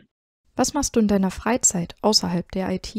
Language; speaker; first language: German; native; German